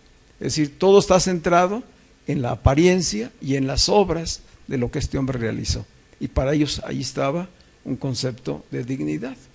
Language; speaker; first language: Spanish; native; Spanish